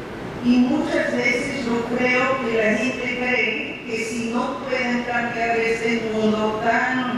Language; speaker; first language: Spanish; non-native, fluent; English